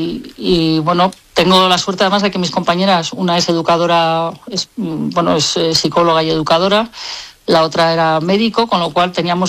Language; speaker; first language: Spanish; native; Spanish